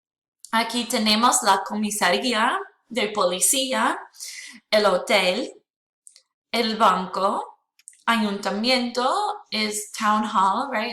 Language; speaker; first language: Spanish; non-native, fluent; English